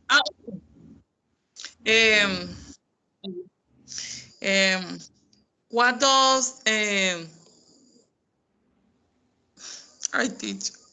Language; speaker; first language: English; non-native, learner; Spanish